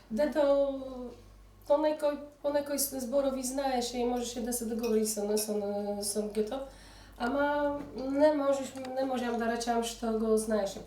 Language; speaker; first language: Macedonian; early bilingual, heritage; Polish